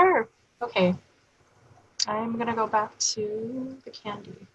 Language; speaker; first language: English; native; English